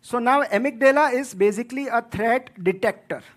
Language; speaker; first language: English; non-native, local second language; Gujarati